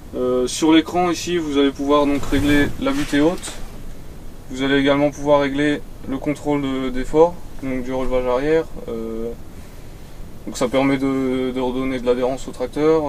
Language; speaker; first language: French; native; French